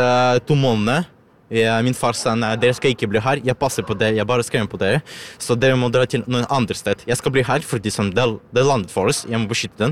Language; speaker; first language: Norwegian; non-native, learner; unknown